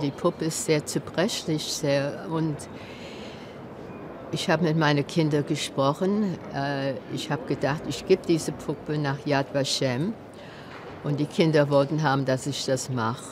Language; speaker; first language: German; early bilingual, heritage; German